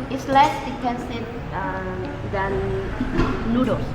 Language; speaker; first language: English; non-native, fluent; Vietnamese